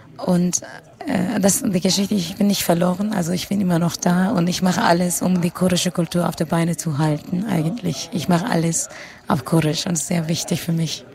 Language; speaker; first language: German; non-native, fluent; Kurdish